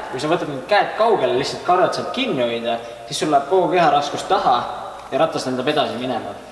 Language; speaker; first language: Estonian; native; Estonian